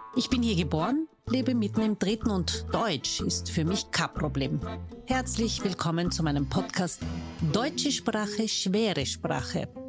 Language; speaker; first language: German; native; German